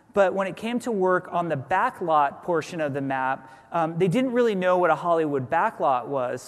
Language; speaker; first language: English; native; English